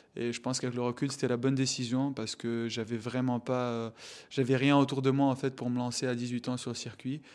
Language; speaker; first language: French; non-native, local second language; Arabic